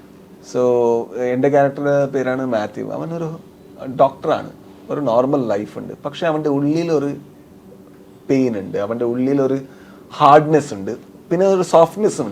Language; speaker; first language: Malayalam; non-native, local second language; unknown